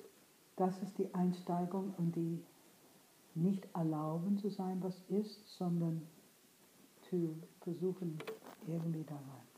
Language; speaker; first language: German; non-native, fluent; English